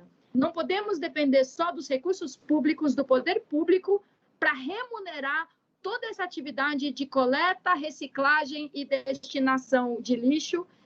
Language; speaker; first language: Portuguese; native; Portuguese